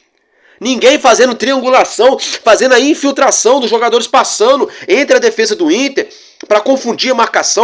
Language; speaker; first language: Portuguese; native; Portuguese